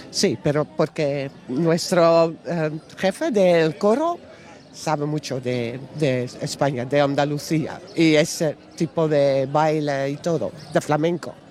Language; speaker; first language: Spanish; non-native, learner; Dutch